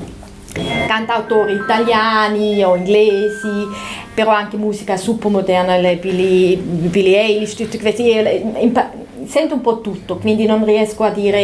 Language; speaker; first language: Italian; non-native, local second language; German